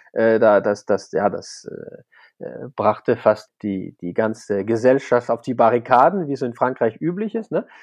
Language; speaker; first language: German; non-native, fluent; French